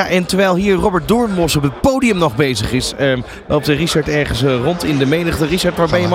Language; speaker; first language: Dutch; native; Dutch